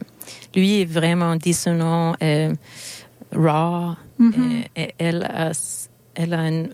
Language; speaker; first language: French; non-native, learner; Swedish